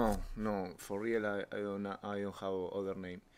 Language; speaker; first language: English; non-native, learner; Spanish